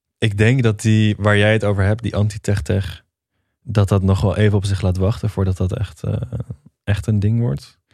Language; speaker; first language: Dutch; native; Dutch